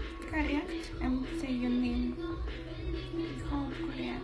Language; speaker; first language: English; non-native, learner; Russian